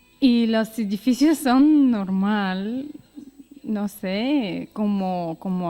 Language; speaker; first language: Spanish; non-native, learner; Bulgarian